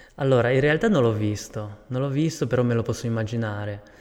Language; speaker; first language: Italian; non-native, fluent; Chinese